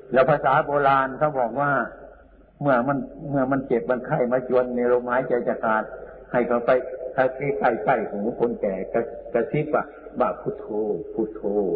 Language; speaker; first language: Thai; non-native, local second language; Northeastern Thai